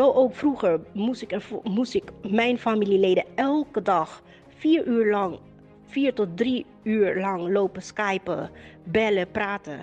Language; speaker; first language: Dutch; native; Dutch